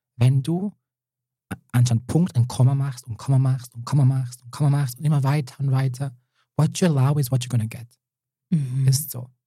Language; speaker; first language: German; early bilingual, other home language; Serbian